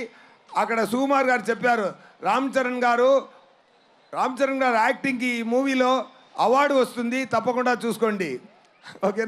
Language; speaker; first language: Telugu; non-native, local second language; Tamil